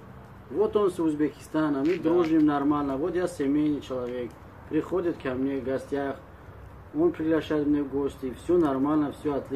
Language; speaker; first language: Russian; non-native, learner; Tajik